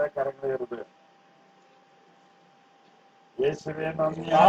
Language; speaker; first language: Malayalam; native; Malayalam